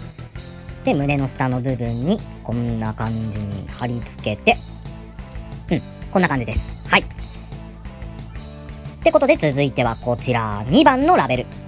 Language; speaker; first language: Japanese; native; Japanese